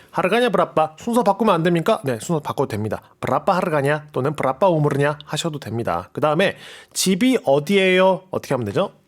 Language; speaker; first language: Korean; native; Korean